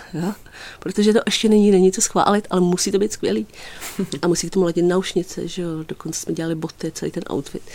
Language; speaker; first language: Czech; native; Czech